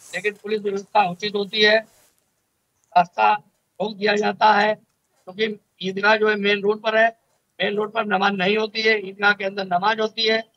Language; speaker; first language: Hindi; native; Hindi